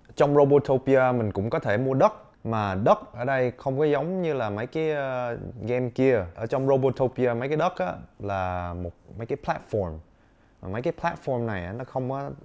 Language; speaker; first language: Vietnamese; early bilingual, heritage; Vietnamese